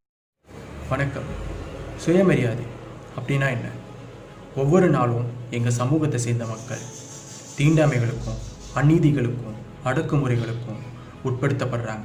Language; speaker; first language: Tamil; native; Tamil